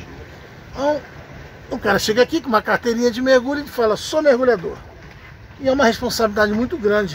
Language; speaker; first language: Portuguese; native; Portuguese